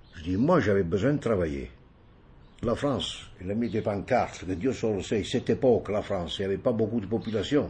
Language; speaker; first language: French; non-native, fluent; Italian